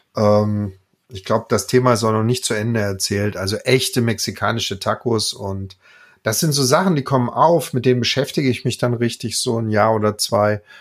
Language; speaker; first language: German; native; German